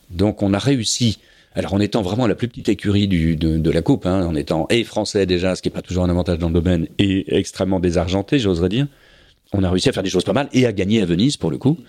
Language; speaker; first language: French; native; French